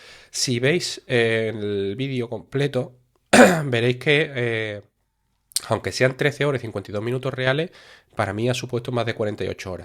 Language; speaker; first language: Spanish; native; Spanish